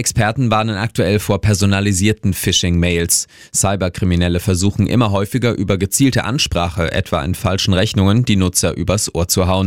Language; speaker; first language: German; native; German